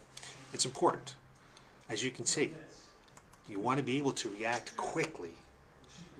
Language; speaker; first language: English; native; English